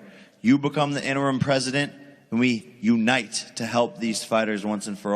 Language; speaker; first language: English; native; English